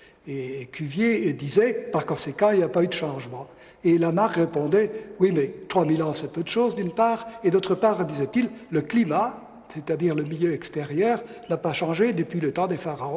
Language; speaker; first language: French; native; French